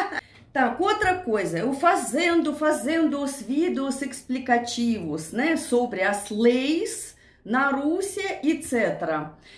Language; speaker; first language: Portuguese; non-native, learner; Russian